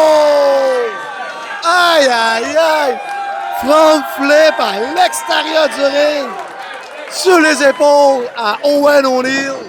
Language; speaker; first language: French; native; French